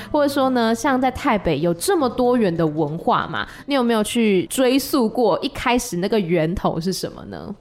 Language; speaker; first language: Chinese; native; Chinese